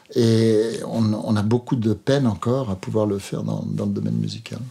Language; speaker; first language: French; native; French